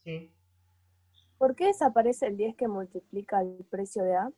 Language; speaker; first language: Spanish; native; Spanish